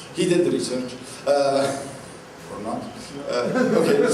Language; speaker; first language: English; non-native, fluent; Dutch